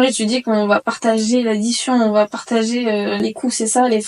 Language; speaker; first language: French; native; French